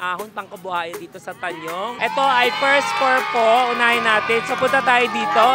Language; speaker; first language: Filipino; native; Filipino